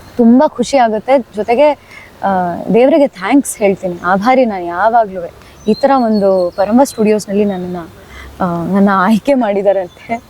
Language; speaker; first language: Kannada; native; Kannada